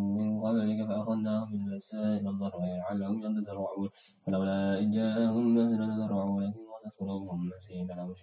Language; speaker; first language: Arabic; non-native, learner; Indonesian